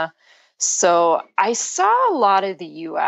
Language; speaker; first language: English; native; English